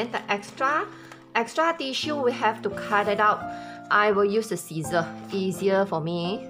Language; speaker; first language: English; non-native, local second language; Chinese